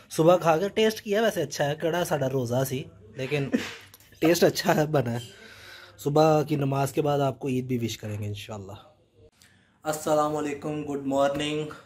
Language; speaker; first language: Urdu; non-native, local second language; Punjabi